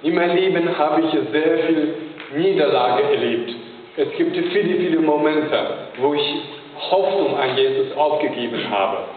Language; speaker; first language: German; non-native, fluent; Chinese